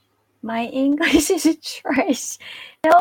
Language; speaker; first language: English; non-native, fluent; Korean